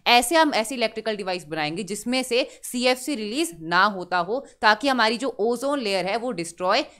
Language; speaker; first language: Hindi; native; Hindi